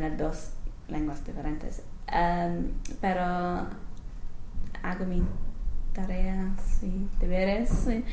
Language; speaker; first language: Spanish; non-native, learner; English